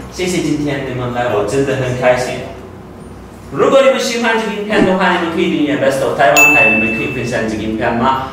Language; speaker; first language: Chinese; non-native, learner; Turkish